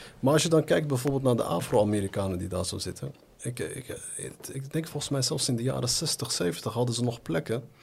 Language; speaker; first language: Dutch; native; Dutch